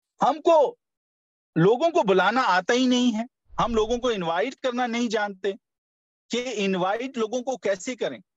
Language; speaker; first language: Urdu; non-native, local second language; Pashto